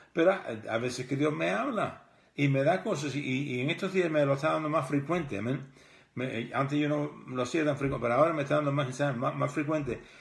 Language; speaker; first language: Spanish; early bilingual, heritage; Spanish